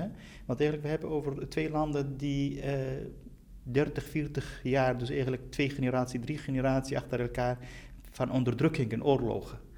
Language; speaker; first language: Dutch; non-native, fluent; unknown